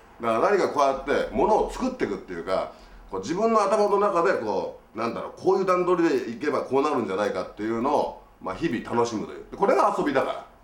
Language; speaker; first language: Japanese; native; Japanese